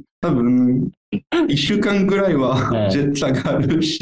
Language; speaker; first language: Japanese; non-native, learner; French